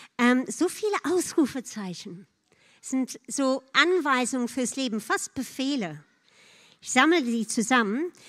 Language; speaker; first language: German; non-native, fluent; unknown